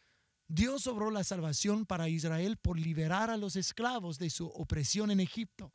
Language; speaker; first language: Spanish; non-native, fluent; English